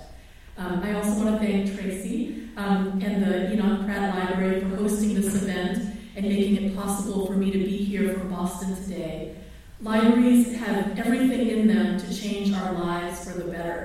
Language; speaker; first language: English; early bilingual, other home language; Filipino